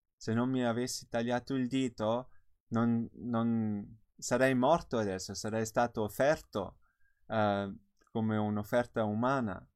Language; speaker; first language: Italian; non-native, fluent; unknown